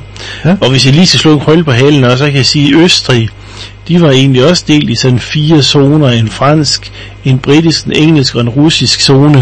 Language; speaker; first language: Danish; native; Danish